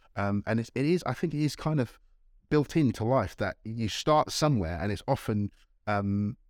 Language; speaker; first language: English; native; English